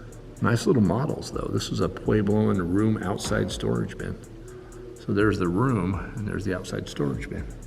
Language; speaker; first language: English; native; English